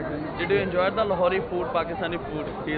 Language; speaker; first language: English; non-native, local second language; Urdu